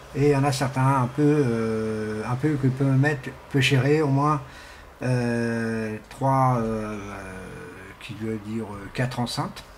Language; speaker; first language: French; non-native, fluent; Portuguese